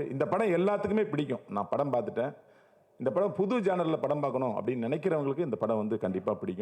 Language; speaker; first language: Tamil; native; Tamil